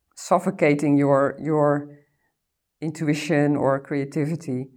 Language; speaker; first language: English; non-native, fluent; Dutch